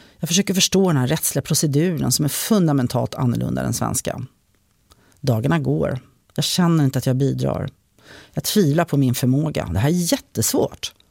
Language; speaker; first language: Swedish; early bilingual, other home language; French